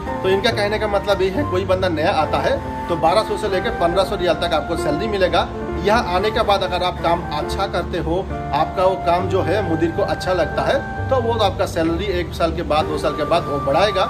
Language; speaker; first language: Hindi; non-native, local second language; Bangla